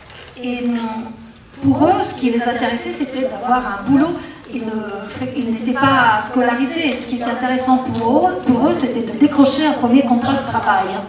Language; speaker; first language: French; native; French